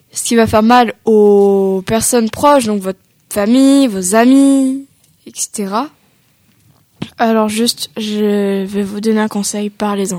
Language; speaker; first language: French; native; French